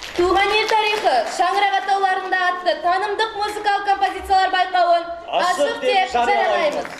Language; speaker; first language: Kazakh; native; Kazakh